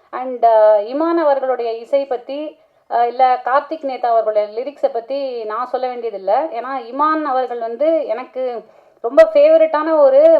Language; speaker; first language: Tamil; native; Tamil